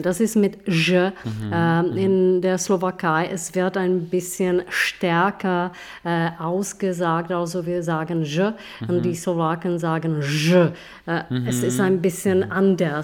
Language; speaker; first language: German; non-native, fluent; Czech